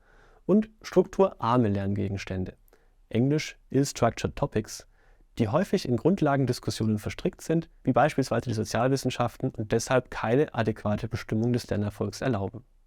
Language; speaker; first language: German; native; German